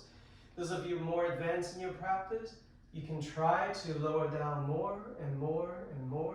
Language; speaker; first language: English; native; English